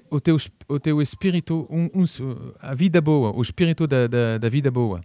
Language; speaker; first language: Portuguese; early bilingual, heritage; French